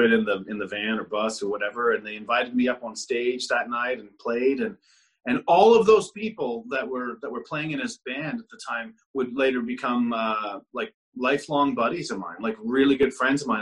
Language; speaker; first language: English; native; English